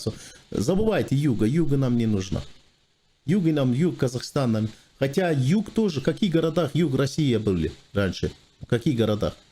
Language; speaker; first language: Russian; non-native, fluent; Armenian